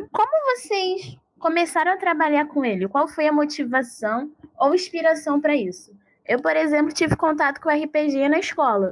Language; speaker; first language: Portuguese; native; Portuguese